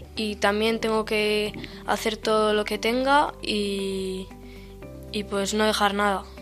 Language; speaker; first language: Spanish; native; Spanish